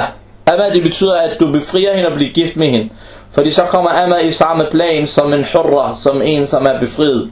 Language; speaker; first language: Danish; non-native, fluent; Arabic